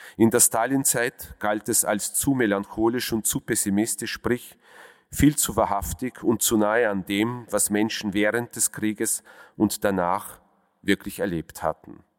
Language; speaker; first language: German; early bilingual, other home language; Russian